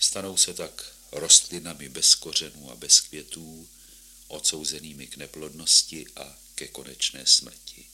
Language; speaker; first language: Czech; native; Czech